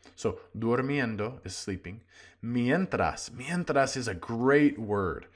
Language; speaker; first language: English; native; English